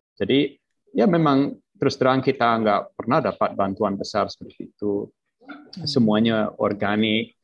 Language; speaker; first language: Indonesian; non-native, fluent; English